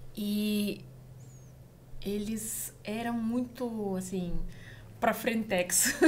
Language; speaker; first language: Portuguese; non-native, fluent; Russian